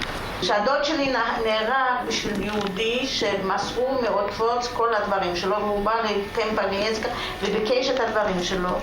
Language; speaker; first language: Hebrew; non-native, fluent; Yiddish